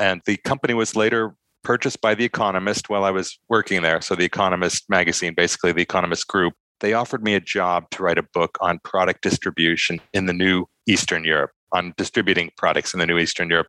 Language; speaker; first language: English; native; English